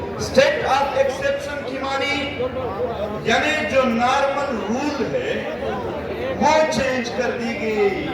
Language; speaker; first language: Urdu; non-native, local second language; Pashto